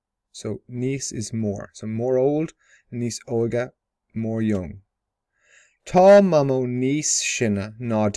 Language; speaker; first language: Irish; non-native, local second language; English